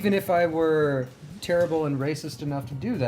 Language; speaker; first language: English; native; English